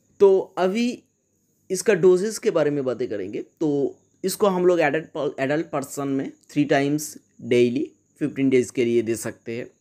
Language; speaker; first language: Hindi; non-native, local second language; Bangla